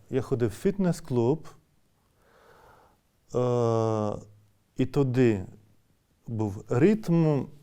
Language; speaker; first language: Ukrainian; non-native, fluent; Lithuanian